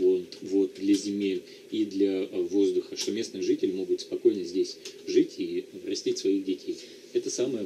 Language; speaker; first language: Russian; native; Russian